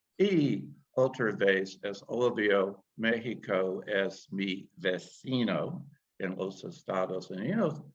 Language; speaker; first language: Spanish; non-native, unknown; English